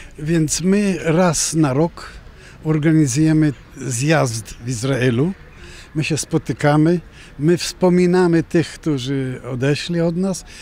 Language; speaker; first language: Polish; early bilingual, heritage; Polish